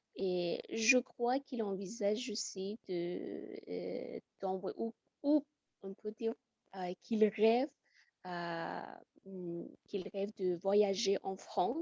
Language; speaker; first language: French; non-native, fluent; Persian